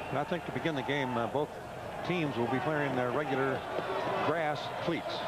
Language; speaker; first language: English; native; English